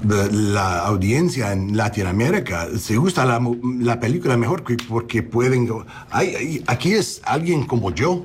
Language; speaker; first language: Spanish; non-native, learner; English